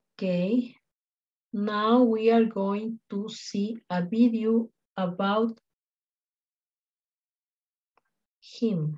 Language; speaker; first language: English; non-native, learner; Spanish